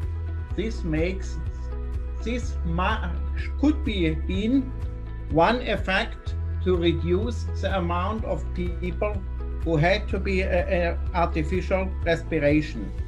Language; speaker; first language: English; non-native, fluent; German